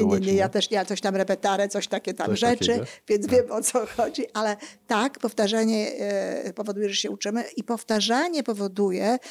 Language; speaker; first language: Polish; native; Polish